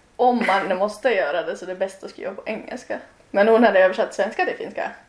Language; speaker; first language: Swedish; non-native, local second language; Finnish